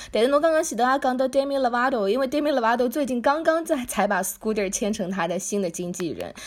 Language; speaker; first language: Chinese; native; Chinese